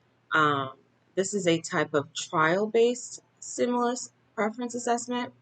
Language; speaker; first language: English; native; English